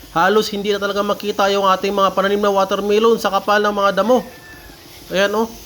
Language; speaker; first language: Filipino; non-native, local second language; Hiligaynon